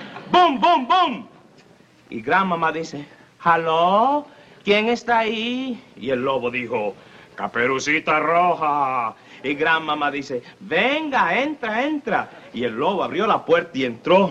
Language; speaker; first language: Spanish; native; Spanish